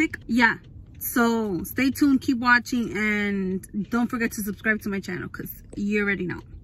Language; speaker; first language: English; early bilingual, other home language; Spanish